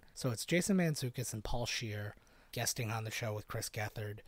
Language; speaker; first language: English; native; English